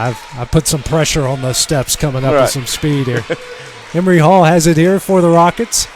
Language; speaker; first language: English; native; English